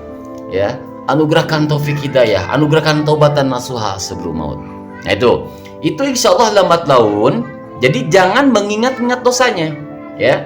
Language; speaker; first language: Indonesian; native; Indonesian